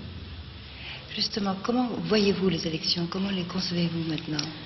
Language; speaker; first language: French; native; French